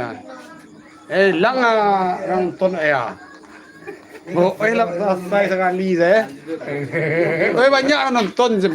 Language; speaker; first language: Indonesian; non-native, local second language; Minangkabau